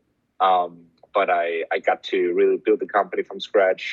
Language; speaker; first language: English; non-native, fluent; German